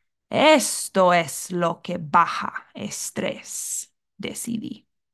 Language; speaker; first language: Spanish; non-native, fluent; English